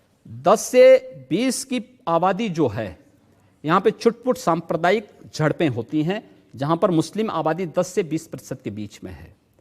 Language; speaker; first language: Hindi; native; Hindi